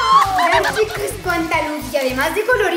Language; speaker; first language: Spanish; native; Spanish